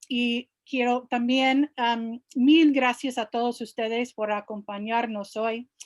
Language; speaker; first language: Spanish; non-native, fluent; English